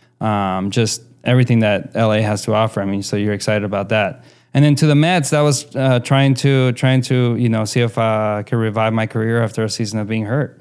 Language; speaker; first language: English; early bilingual, other home language; Spanish